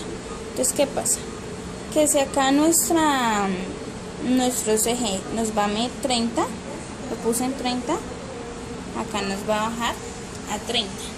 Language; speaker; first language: Spanish; native; Spanish